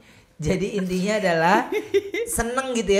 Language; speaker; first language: Indonesian; native; Indonesian